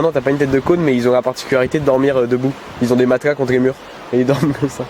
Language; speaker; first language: French; native; French